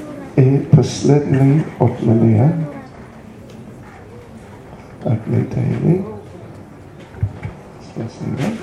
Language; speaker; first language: Russian; non-native, learner; English